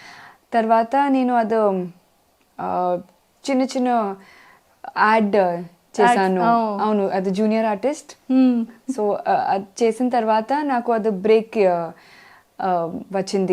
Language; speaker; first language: Telugu; non-native, learner; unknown